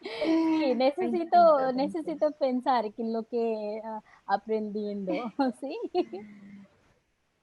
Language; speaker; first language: Spanish; non-native, learner; Hindi